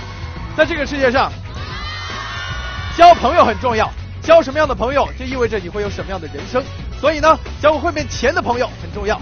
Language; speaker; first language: Chinese; native; Chinese